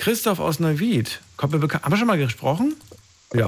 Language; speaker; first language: German; native; German